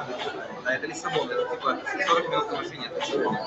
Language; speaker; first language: Russian; native; Russian